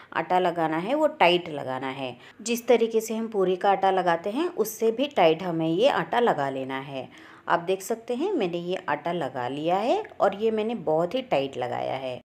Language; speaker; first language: Hindi; native; Hindi